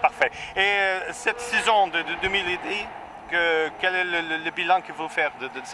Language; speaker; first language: French; non-native, learner; Portuguese